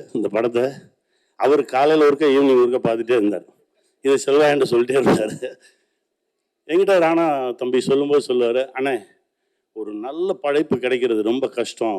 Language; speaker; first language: Tamil; native; Tamil